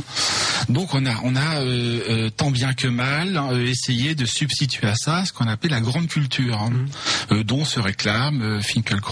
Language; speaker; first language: French; native; French